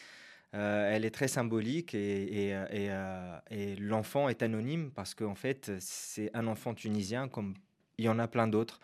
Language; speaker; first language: French; non-native, local second language; Arabic